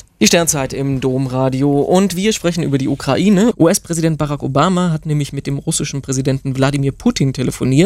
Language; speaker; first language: German; native; German